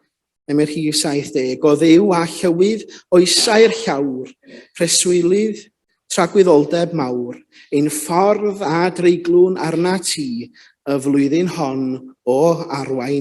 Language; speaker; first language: Welsh; native; Welsh